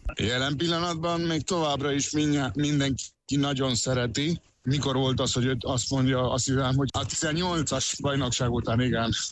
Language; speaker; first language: Hungarian; early bilingual, heritage; Hungarian